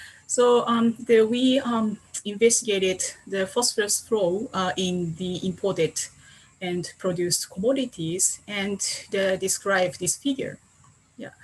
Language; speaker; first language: English; non-native, fluent; Japanese